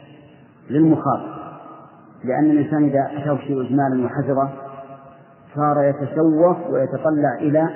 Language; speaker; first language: Arabic; native; Arabic